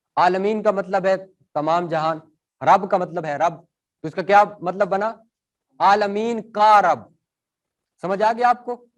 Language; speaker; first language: Urdu; native; Urdu